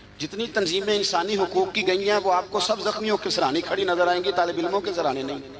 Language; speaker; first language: Urdu; non-native, local second language; Punjabi